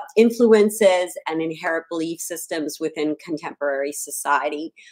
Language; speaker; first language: English; native; English